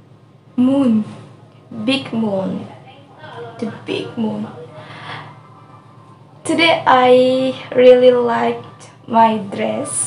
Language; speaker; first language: English; non-native, learner; Indonesian